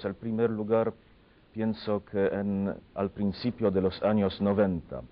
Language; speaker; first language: Spanish; non-native, fluent; Polish